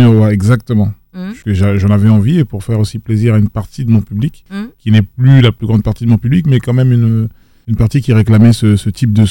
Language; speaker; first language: French; native; French